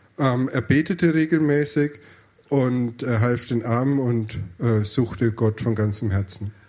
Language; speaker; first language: German; native; German